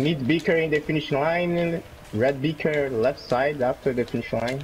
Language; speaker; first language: English; non-native, learner; Portuguese